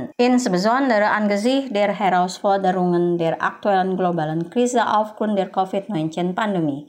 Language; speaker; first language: German; non-native, fluent; Indonesian